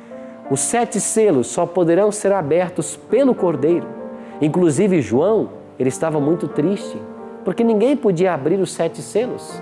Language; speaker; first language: Portuguese; native; Portuguese